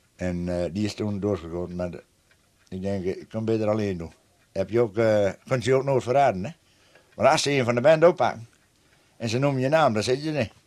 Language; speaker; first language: Dutch; native; Dutch